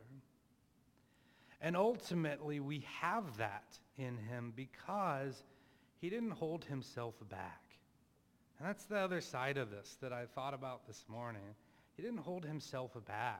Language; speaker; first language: English; native; English